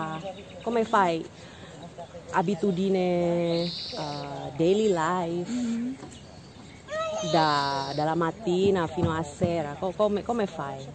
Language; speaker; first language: Italian; non-native, learner; Indonesian